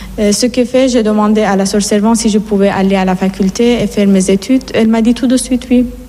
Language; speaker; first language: French; non-native, fluent; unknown